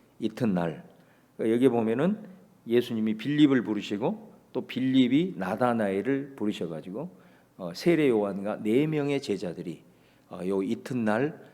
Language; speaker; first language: Korean; native; Korean